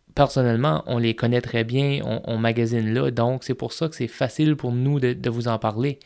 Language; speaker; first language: French; native; French